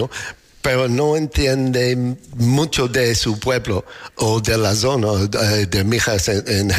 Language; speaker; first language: Spanish; non-native, learner; English